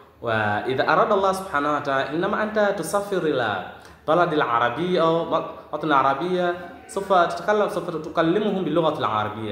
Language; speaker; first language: Arabic; non-native, fluent; Swahili